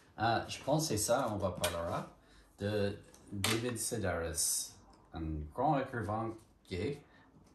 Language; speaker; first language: French; non-native, fluent; English